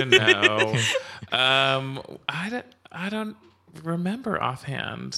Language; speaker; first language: English; native; English